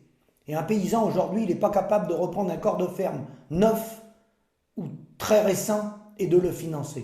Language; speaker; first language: French; native; French